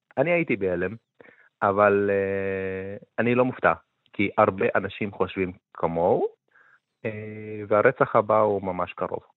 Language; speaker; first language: Hebrew; non-native, local second language; Arabic